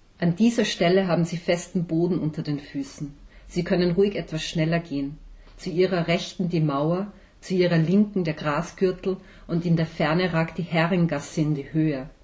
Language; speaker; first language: German; native; German